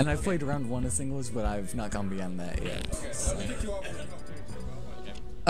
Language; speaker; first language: English; native; English